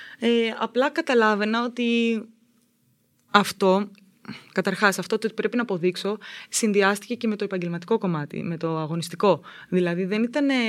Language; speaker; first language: Greek; native; Greek